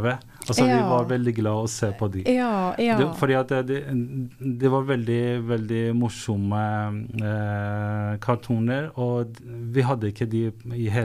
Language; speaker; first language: Norwegian; non-native, fluent; Persian